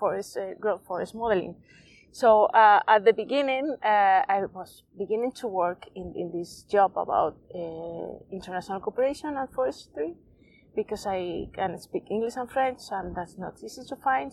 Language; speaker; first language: English; non-native, fluent; Spanish